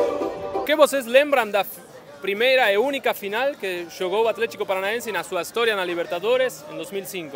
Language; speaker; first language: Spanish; native; Spanish